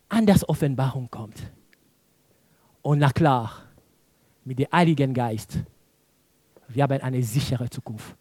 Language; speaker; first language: German; non-native, fluent; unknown